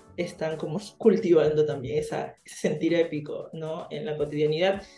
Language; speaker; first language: Spanish; native; Spanish